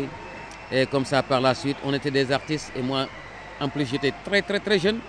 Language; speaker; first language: French; non-native, local second language; Wolof